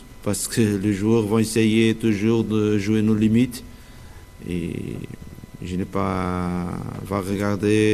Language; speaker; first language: French; non-native, fluent; Portuguese